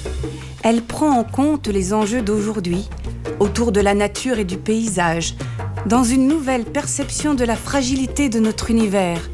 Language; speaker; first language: French; native; French